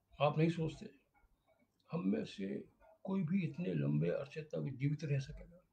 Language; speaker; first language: Hindi; native; Hindi